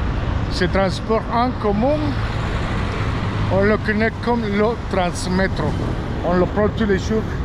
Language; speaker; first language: French; non-native, fluent; Spanish